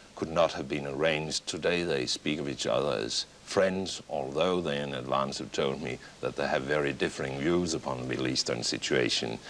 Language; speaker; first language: English; non-native, fluent; Danish